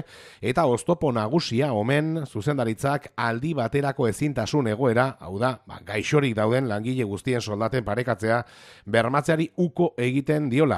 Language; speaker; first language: Basque; native; Basque